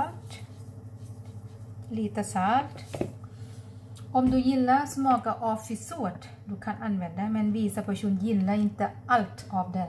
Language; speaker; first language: Swedish; non-native, learner; Thai